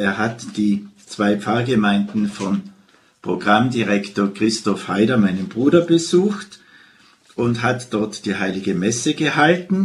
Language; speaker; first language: German; native; German